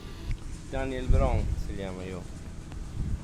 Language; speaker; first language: Spanish; non-native, learner; Plautdietsch